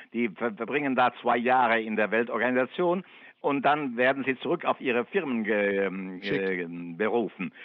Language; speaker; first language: German; non-native, fluent; Italian